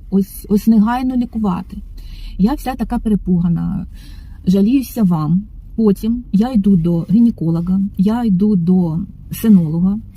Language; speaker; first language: Ukrainian; non-native, local second language; Russian